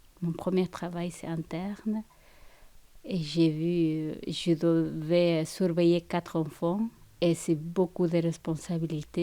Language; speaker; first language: French; non-native, fluent; Spanish